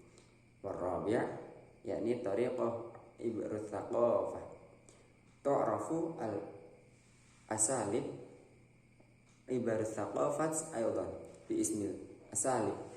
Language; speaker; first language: Arabic; non-native, learner; Indonesian